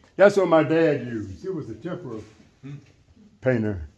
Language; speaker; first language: English; native; English